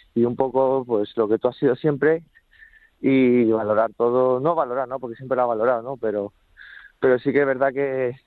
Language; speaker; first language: Spanish; native; Spanish